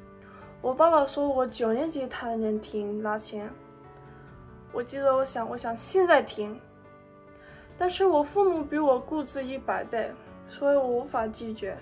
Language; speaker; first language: Chinese; early bilingual, heritage; Chinese